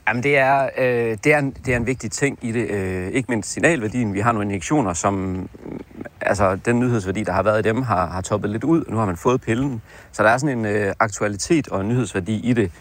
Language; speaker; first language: Danish; native; Danish